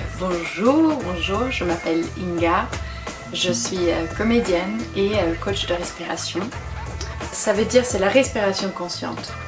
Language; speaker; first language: French; non-native, fluent; German